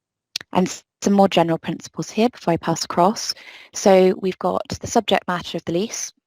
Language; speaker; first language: English; native; English